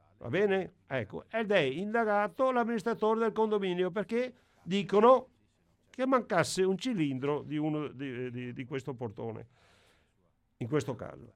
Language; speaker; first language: Italian; native; Italian